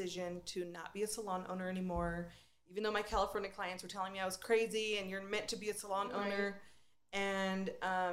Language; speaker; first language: English; native; English